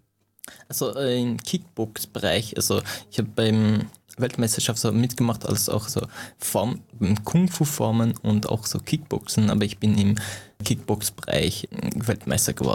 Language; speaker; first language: German; non-native, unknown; Persian